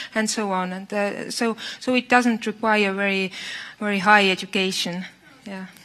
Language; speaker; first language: English; non-native, fluent; Estonian